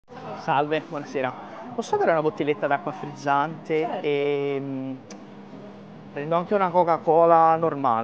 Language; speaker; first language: Italian; non-native, fluent; Portuguese